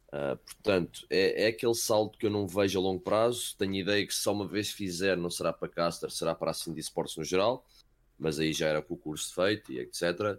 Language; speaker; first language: Portuguese; early bilingual, heritage; Portuguese